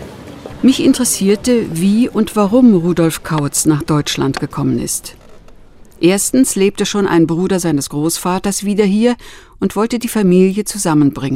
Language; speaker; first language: German; native; German